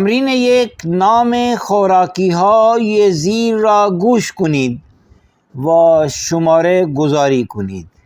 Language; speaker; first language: Persian; non-native, fluent; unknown